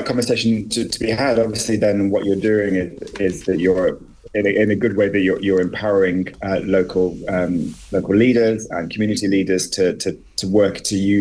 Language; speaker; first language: English; native; English